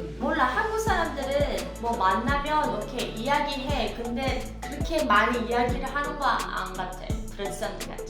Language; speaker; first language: Korean; early bilingual, heritage; Korean